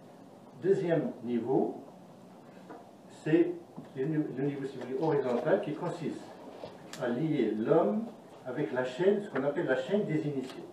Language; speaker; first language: French; non-native, local second language; Arabic